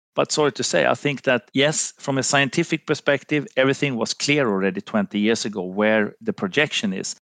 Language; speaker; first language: English; non-native, fluent; Finnish